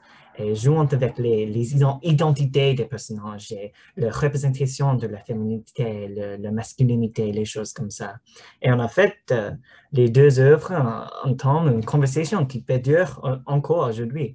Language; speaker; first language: French; non-native, learner; English